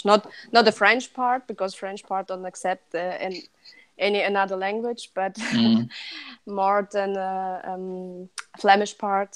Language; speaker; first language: English; non-native, learner; Russian